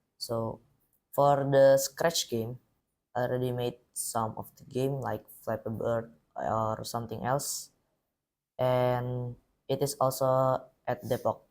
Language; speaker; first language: English; non-native, learner; Indonesian